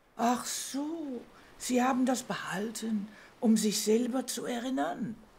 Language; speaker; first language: German; early bilingual, heritage; German